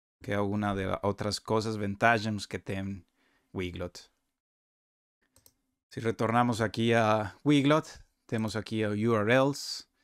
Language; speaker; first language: Portuguese; non-native, learner; Spanish